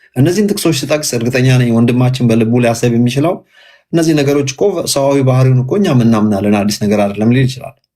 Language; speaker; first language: Amharic; native; Amharic